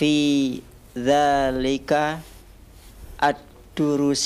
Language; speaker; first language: Arabic; non-native, learner; Indonesian